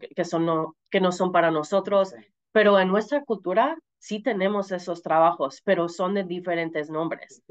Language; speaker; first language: Spanish; early bilingual, heritage; Spanish